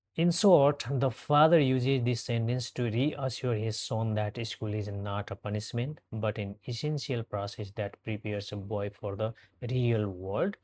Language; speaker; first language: English; non-native, local second language; Nepali